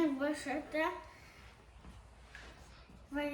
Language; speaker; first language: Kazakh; non-native, local second language; Russian